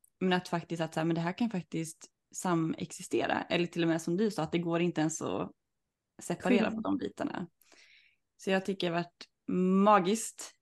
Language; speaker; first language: Swedish; native; Swedish